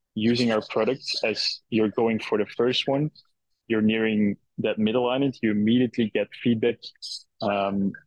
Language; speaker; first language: English; non-native, fluent; Dutch